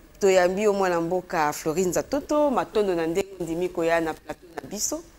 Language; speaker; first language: Lingala; native; Lingala